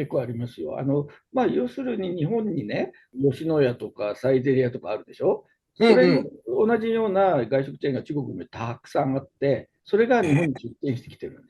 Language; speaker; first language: Japanese; native; Japanese